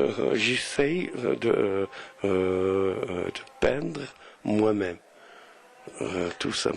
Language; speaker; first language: French; non-native, local second language; Arabic